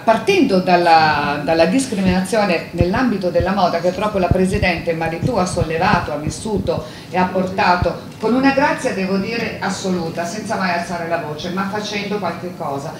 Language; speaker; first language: Italian; native; Italian